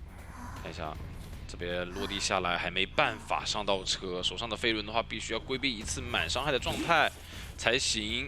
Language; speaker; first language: Chinese; native; Chinese